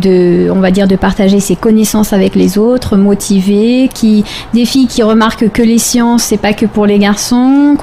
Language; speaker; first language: French; native; French